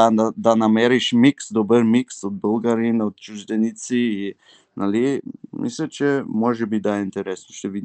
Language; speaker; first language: Bulgarian; early bilingual, heritage; Bulgarian